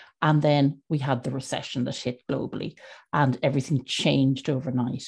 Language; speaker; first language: English; native; English